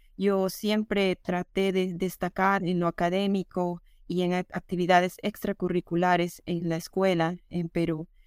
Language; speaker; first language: Spanish; native; Spanish